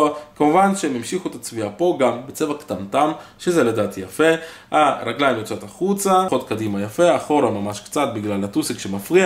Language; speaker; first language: Hebrew; native; Hebrew